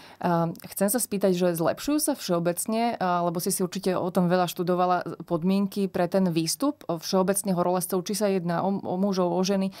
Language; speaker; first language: Slovak; native; Slovak